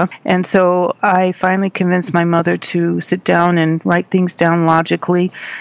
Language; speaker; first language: English; native; English